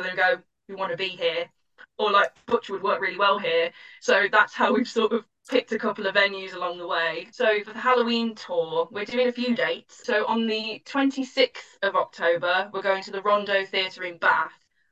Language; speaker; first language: English; native; English